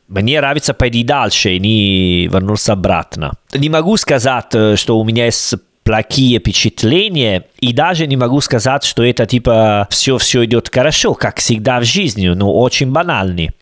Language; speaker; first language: Russian; non-native, learner; Italian